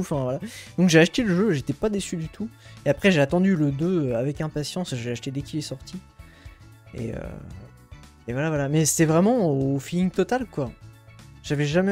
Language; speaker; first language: French; native; French